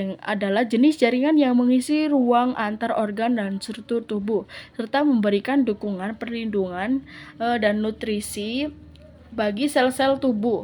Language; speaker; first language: Indonesian; native; Indonesian